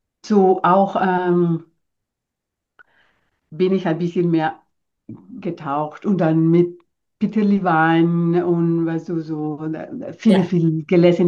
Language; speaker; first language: German; non-native, fluent; Spanish